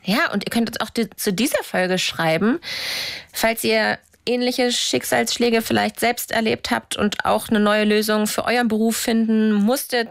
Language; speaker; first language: German; native; German